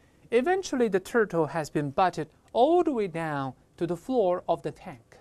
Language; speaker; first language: English; non-native, fluent; Chinese